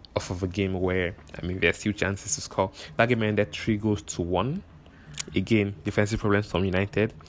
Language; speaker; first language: English; non-native, local second language; Igbo